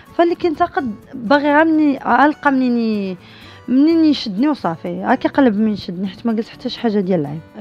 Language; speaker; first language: Arabic; native; Arabic